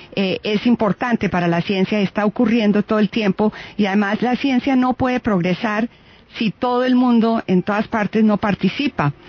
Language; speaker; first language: Spanish; native; Spanish